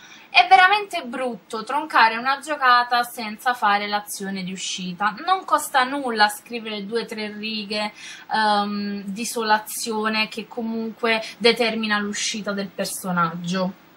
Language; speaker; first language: Italian; native; Italian